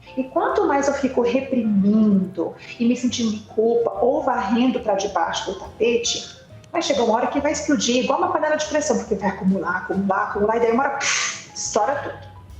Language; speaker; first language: Portuguese; early bilingual, heritage; German